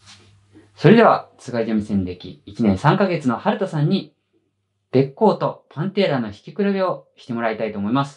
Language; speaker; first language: Japanese; native; Japanese